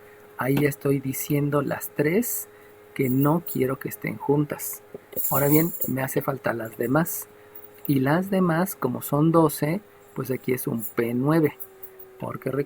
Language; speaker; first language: Spanish; native; Spanish